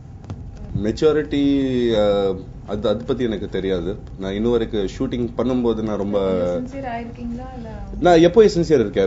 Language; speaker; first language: Tamil; non-native, learner; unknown